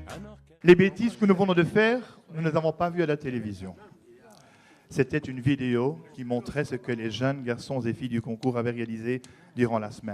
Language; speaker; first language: French; native; French